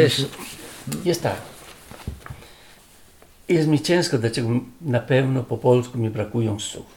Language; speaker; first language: Polish; non-native, learner; Italian